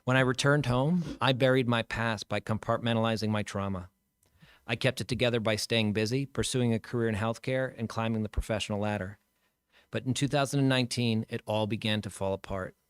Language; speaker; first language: English; native; English